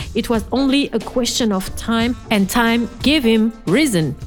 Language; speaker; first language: English; non-native, fluent; French